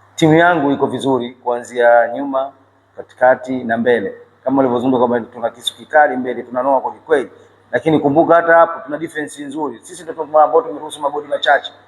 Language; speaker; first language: Swahili; native; Swahili